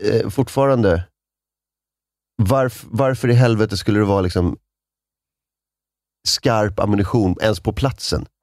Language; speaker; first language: Swedish; native; Swedish